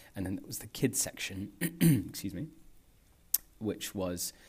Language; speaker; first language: English; native; English